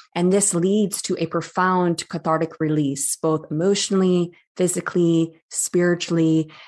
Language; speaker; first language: English; native; English